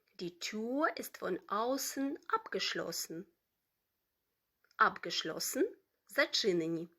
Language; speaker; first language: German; non-native, fluent; Ukrainian